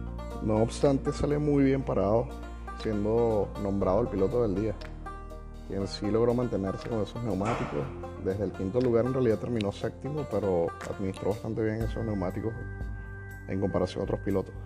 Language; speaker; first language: Spanish; native; Spanish